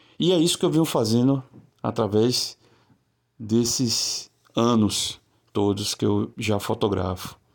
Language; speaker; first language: Portuguese; native; Portuguese